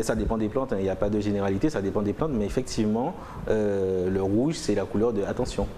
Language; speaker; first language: French; native; French